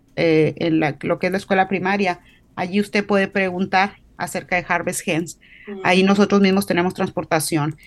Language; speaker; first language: Spanish; native; Spanish